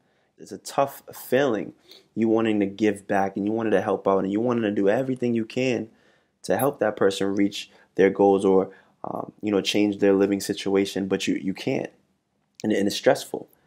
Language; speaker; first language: English; native; English